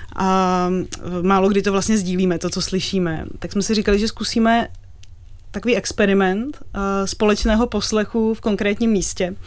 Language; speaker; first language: Czech; native; Czech